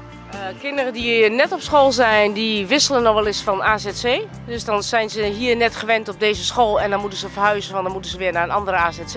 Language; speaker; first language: Dutch; native; Dutch